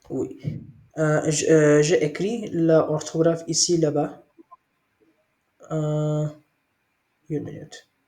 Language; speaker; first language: French; non-native, learner; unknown